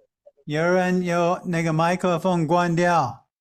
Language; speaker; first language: Chinese; non-native, fluent; English